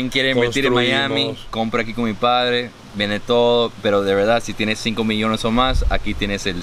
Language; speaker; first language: Spanish; early bilingual, heritage; Spanish